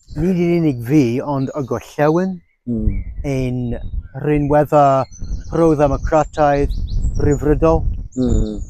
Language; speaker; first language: Welsh; non-native, fluent; English